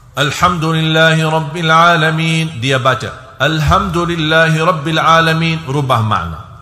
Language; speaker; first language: Indonesian; non-native, fluent; Arabic